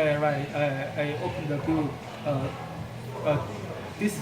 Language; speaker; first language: English; non-native, learner; Korean